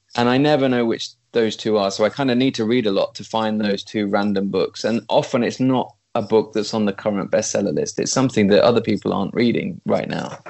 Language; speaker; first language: English; native; English